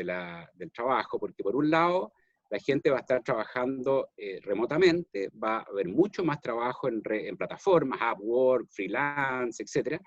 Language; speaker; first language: Spanish; native; Spanish